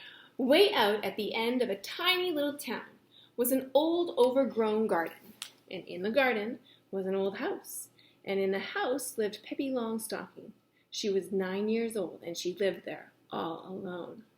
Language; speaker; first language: English; native; English